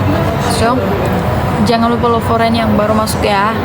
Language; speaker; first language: Indonesian; non-native, learner; Turkish